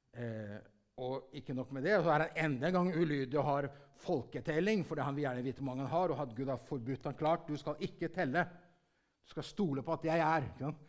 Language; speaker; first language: Norwegian; early bilingual, heritage; Norwegian